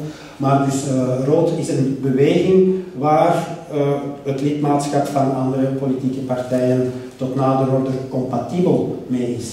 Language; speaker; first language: Dutch; native; Dutch